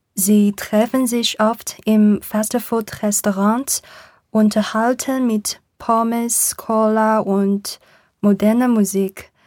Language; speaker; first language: German; non-native, learner; Chinese